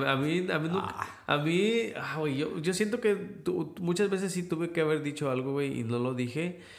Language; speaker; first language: Spanish; native; Spanish